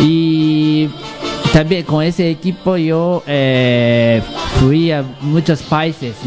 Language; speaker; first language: Spanish; non-native, learner; Japanese